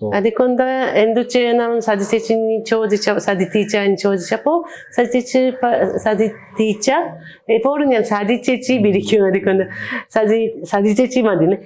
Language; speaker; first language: Malayalam; non-native, learner; Japanese